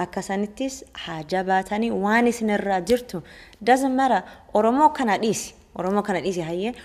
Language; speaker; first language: Oromo; early bilingual, heritage; Oromo